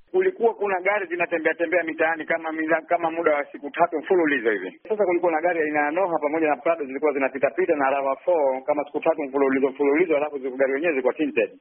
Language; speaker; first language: Swahili; native; Swahili